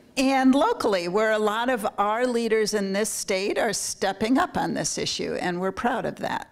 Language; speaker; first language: English; native; English